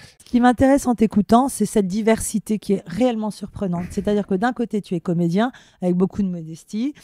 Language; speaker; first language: French; native; French